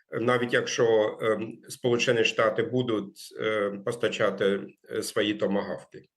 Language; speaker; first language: Ukrainian; non-native, fluent; German